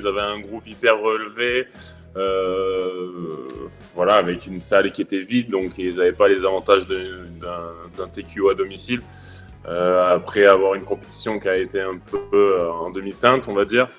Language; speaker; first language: French; native; French